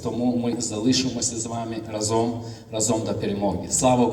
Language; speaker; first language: Ukrainian; non-native, fluent; Lithuanian